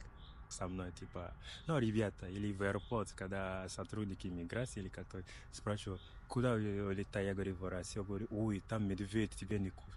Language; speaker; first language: Russian; non-native, learner; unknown